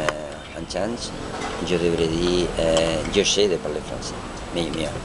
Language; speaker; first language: French; non-native, learner; Spanish